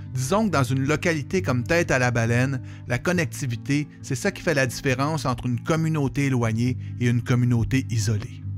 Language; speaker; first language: French; native; French